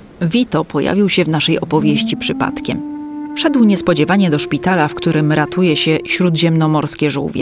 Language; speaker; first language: Polish; native; Polish